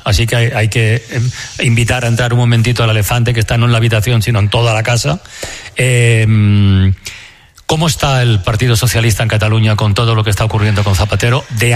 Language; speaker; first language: Spanish; native; Spanish